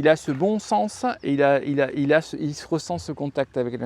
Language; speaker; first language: French; native; French